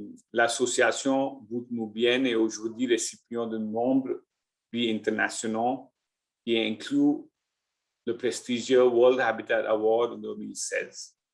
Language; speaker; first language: French; non-native, learner; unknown